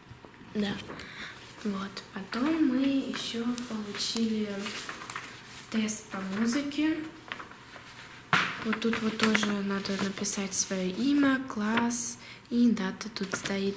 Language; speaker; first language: Russian; early bilingual, heritage; Russian